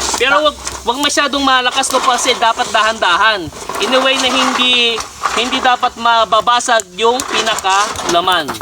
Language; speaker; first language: Filipino; non-native, local second language; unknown